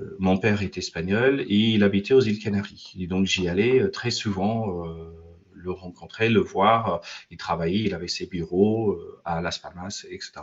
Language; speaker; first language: French; non-native, fluent; English